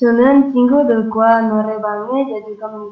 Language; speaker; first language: Korean; non-native, learner; Indonesian